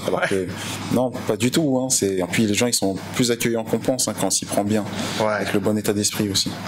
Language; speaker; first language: French; native; French